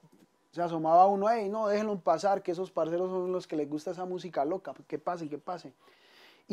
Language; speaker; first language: Spanish; native; Spanish